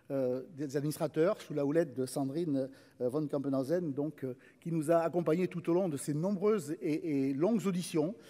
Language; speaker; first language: French; native; French